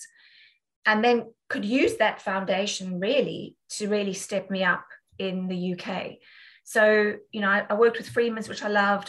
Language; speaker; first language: English; native; English